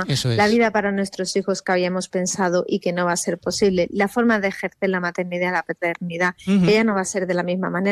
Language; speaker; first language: Spanish; native; Spanish